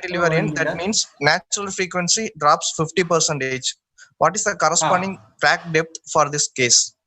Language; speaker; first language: English; non-native, local second language; Tamil